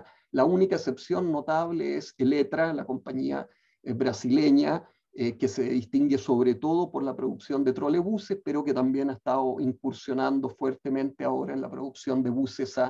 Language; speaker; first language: Spanish; native; Spanish